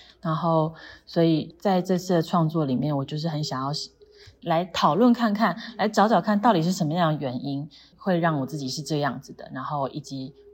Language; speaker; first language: Chinese; native; Chinese